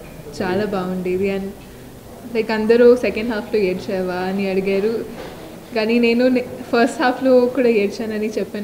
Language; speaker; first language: Telugu; non-native, fluent; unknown